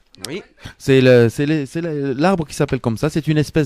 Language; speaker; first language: French; native; French